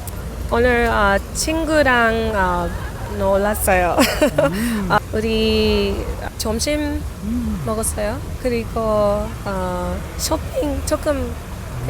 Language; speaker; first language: Korean; non-native, learner; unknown